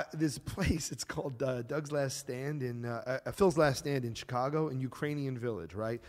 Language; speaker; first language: English; native; English